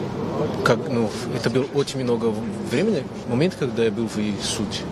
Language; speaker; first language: Russian; non-native, learner; Portuguese